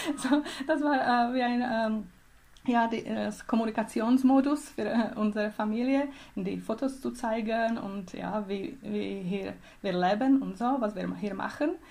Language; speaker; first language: German; non-native, learner; Czech